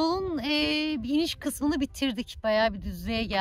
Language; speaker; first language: Turkish; native; Turkish